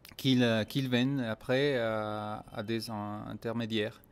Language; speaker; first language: French; non-native, fluent; Spanish